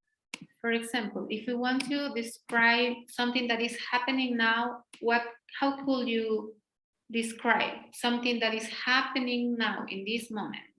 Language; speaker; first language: English; non-native, fluent; Spanish